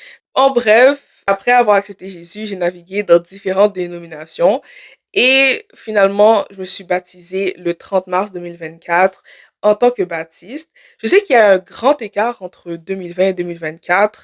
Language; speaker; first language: French; native; French